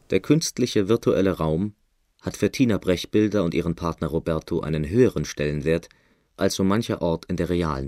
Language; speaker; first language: German; native; German